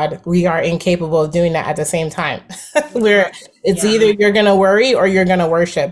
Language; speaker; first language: English; native; English